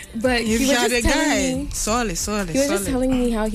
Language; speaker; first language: English; non-native, local second language; Akan